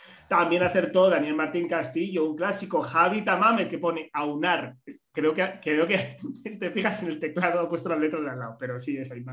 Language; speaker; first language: Spanish; native; Spanish